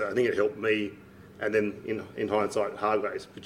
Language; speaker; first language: English; native; English